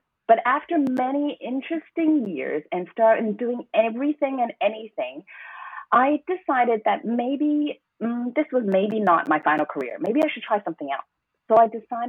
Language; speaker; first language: English; non-native, local second language; Cantonese